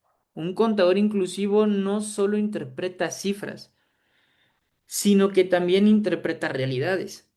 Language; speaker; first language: Spanish; native; Spanish